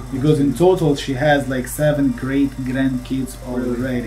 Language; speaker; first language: English; non-native, fluent; Ukrainian